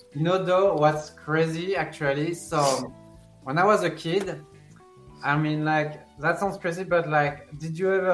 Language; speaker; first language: English; non-native, fluent; French